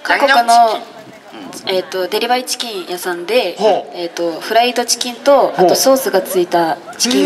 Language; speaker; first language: Japanese; non-native, fluent; Korean